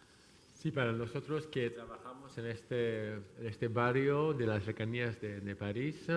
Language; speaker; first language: Spanish; non-native, fluent; French